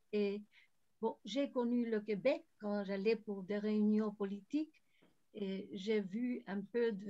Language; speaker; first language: French; non-native, fluent; Spanish